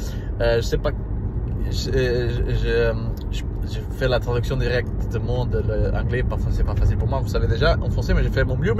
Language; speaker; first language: French; non-native, learner; Portuguese